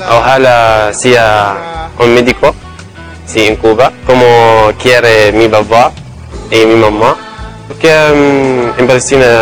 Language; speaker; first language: Spanish; non-native, learner; Arabic